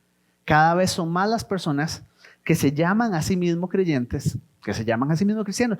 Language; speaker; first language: Spanish; native; Spanish